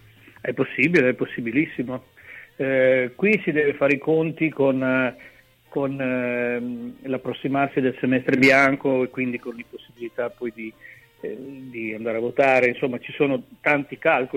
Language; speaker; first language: Italian; native; Italian